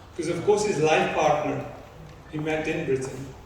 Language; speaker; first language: English; early bilingual, other home language; Punjabi